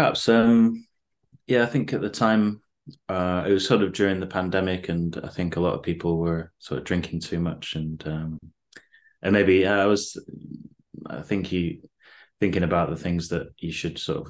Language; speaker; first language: English; native; English